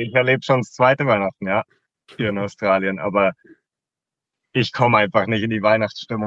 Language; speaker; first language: German; native; German